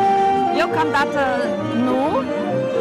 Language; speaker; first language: Romanian; non-native, local second language; German